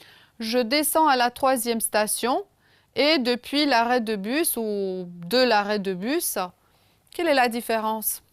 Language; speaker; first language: French; non-native, fluent; Romanian